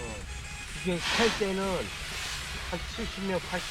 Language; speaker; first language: Korean; native; Korean